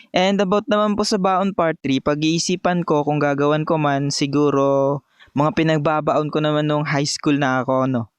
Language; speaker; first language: Filipino; non-native, local second language; Bikol